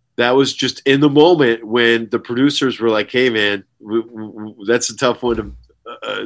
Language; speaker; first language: English; native; English